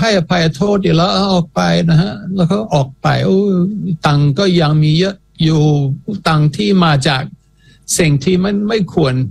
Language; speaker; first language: Thai; non-native, fluent; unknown